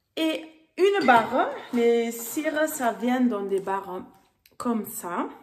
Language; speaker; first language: French; non-native, fluent; German